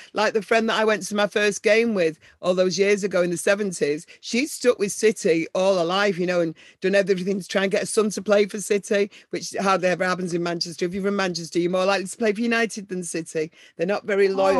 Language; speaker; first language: English; native; English